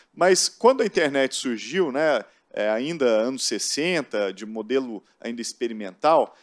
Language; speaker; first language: Portuguese; native; Portuguese